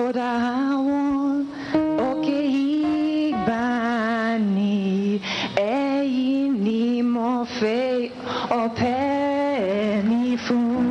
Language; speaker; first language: English; native; English